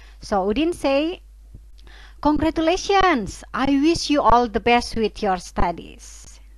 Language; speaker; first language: English; non-native, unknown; Indonesian